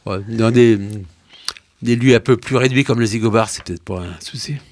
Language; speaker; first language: French; native; French